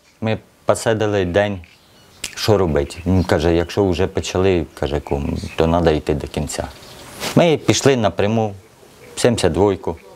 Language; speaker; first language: Ukrainian; early bilingual, other home language; Russian